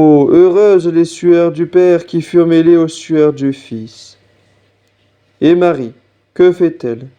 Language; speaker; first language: French; native; French